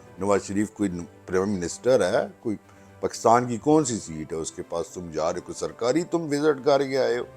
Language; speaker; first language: Urdu; non-native, local second language; Pahari-Potwari